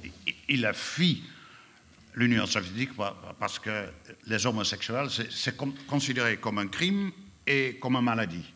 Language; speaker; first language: French; non-native, fluent; Dutch